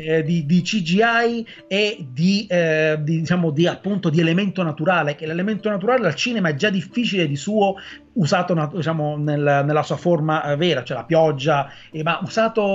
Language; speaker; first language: Italian; native; Italian